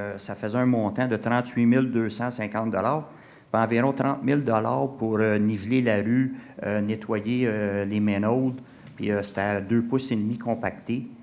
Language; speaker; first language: French; native; French